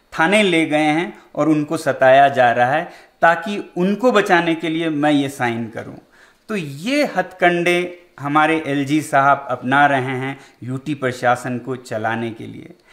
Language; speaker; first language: Hindi; non-native, local second language; Ladakhi